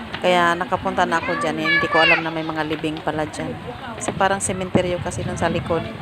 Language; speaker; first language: Filipino; native; Filipino